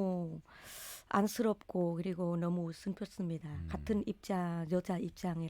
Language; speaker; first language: Korean; non-native, learner; Vietnamese